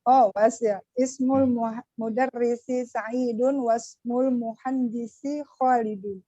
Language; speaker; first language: Arabic; non-native, learner; Indonesian